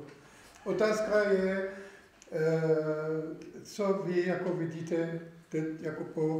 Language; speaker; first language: Czech; non-native, local second language; Arabic